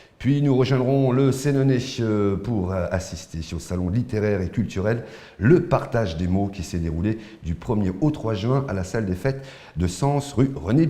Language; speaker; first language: French; native; French